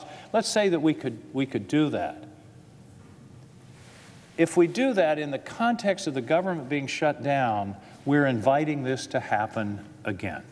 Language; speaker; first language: English; native; English